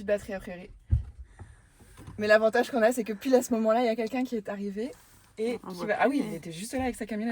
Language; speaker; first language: French; native; French